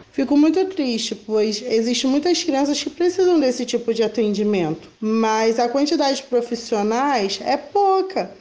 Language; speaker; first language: Portuguese; native; Portuguese